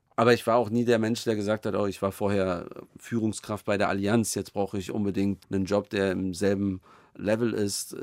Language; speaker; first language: German; native; German